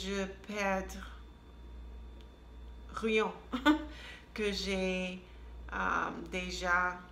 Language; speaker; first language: French; non-native, learner; English